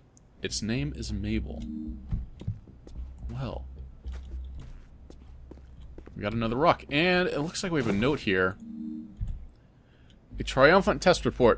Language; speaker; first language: English; native; English